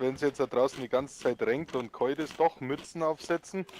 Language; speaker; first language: German; native; German